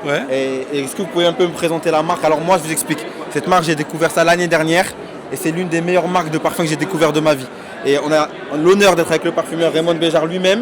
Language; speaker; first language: French; native; French